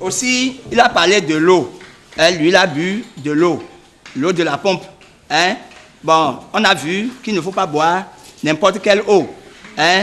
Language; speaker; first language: French; native; French